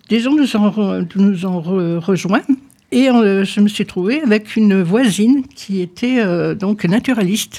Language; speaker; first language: French; native; French